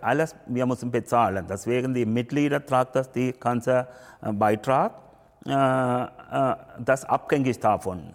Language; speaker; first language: German; non-native, learner; Tamil